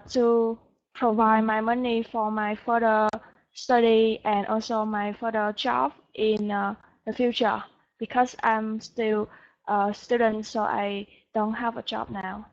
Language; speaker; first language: English; non-native, learner; Vietnamese